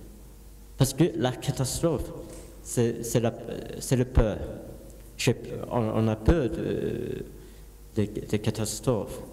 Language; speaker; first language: French; non-native, learner; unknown